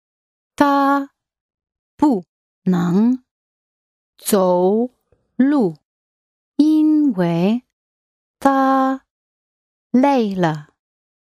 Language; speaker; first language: Chinese; non-native, learner; English